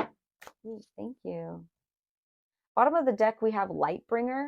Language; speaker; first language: English; native; English